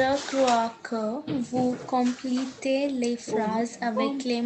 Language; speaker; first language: French; non-native, learner; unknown